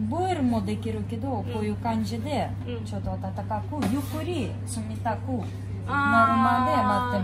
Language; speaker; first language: Japanese; non-native, learner; Ukrainian